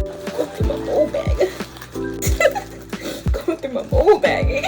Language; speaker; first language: English; native; English